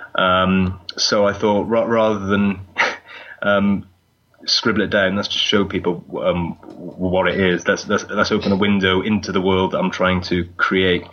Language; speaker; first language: English; native; English